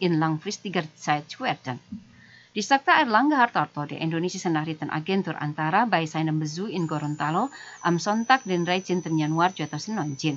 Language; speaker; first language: German; non-native, fluent; Indonesian